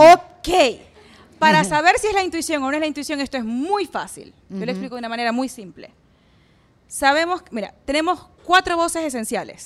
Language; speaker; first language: Spanish; native; Spanish